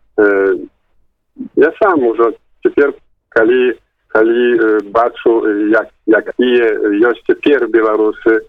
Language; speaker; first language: Polish; non-native, local second language; Belarusian